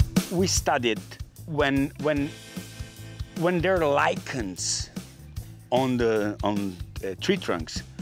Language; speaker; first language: English; non-native, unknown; Portuguese